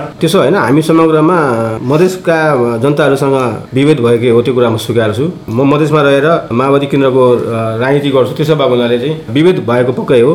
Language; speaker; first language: Nepali; non-native, local second language; Bhojpuri